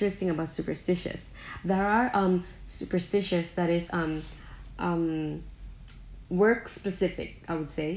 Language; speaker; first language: English; non-native, local second language; Cebuano